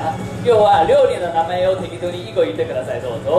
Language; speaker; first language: Japanese; non-native, fluent; Chinese